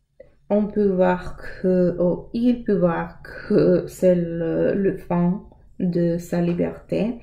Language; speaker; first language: French; non-native, learner; English